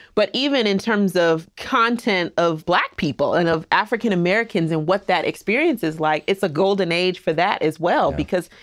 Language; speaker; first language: English; native; English